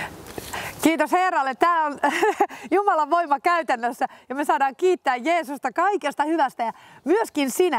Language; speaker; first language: Finnish; native; Finnish